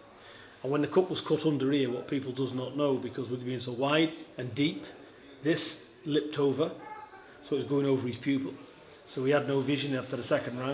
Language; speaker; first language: English; native; English